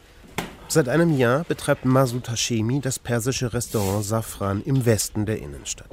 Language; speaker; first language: German; native; German